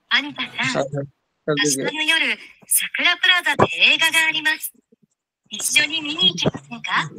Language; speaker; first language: Japanese; non-native, learner; Bangla